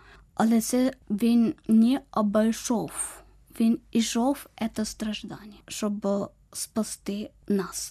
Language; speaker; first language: Ukrainian; non-native, learner; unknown